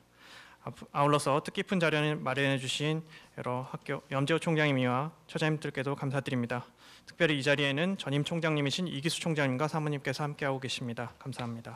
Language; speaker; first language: Korean; native; Korean